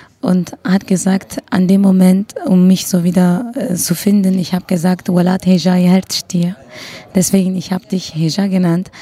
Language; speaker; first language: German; non-native, fluent; Kurdish